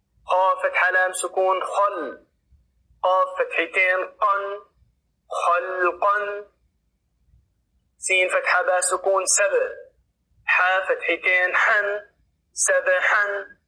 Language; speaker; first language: Arabic; non-native, fluent; Oromo